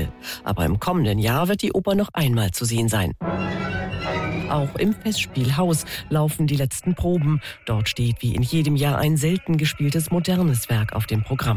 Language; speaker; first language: German; native; German